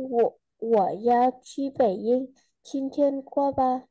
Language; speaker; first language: Chinese; non-native, learner; Vietnamese